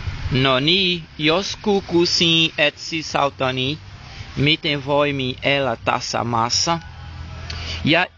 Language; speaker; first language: Finnish; non-native, learner; Portuguese